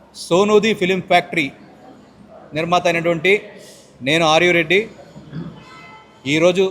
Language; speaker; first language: Telugu; native; Telugu